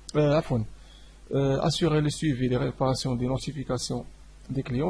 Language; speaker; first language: French; non-native, local second language; Arabic